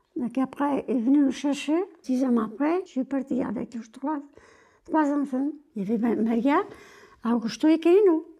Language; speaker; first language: French; non-native, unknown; Portuguese